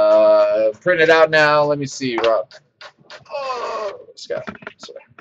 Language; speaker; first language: English; native; English